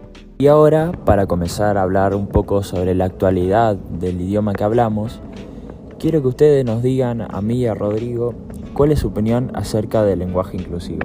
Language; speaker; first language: Spanish; native; Spanish